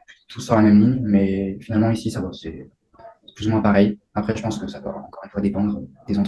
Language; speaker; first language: French; native; French